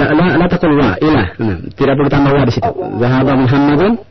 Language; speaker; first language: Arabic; non-native, fluent; Indonesian